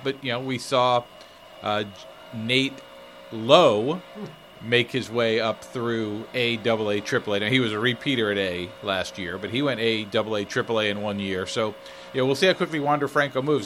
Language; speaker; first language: English; native; English